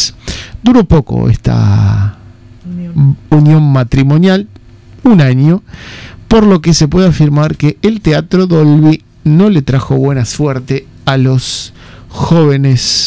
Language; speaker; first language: Spanish; native; Spanish